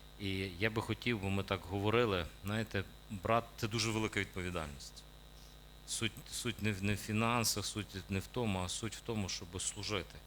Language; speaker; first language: Ukrainian; native; Ukrainian